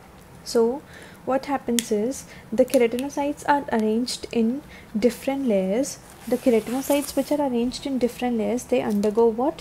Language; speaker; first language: English; non-native, local second language; Hindi